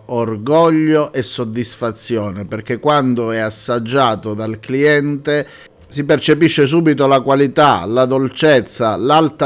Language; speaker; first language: Italian; native; Italian